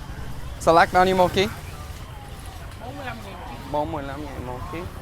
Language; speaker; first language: Vietnamese; non-native, learner; English